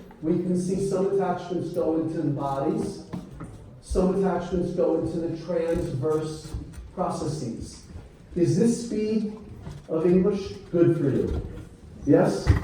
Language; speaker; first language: English; native; English